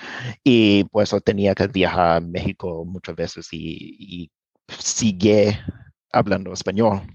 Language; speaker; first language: Spanish; non-native, learner; English